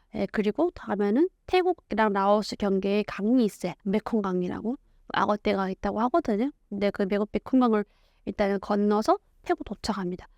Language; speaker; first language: Korean; native; Korean